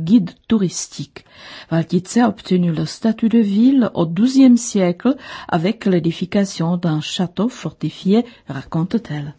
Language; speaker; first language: French; non-native, fluent; Czech